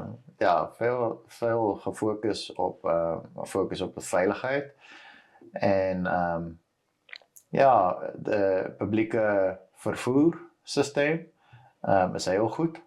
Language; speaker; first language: Dutch; non-native, learner; Afrikaans